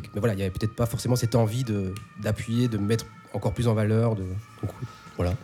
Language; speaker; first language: French; native; French